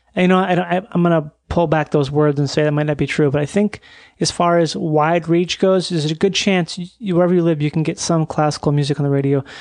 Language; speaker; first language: English; native; English